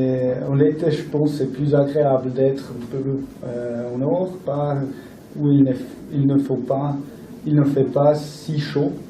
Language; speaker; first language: French; non-native, local second language; German